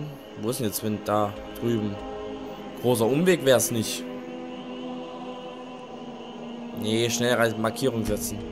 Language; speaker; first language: German; native; German